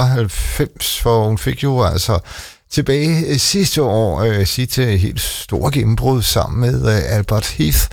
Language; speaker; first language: Danish; native; Danish